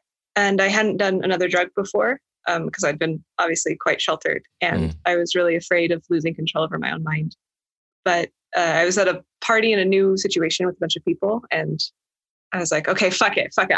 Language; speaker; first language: English; native; English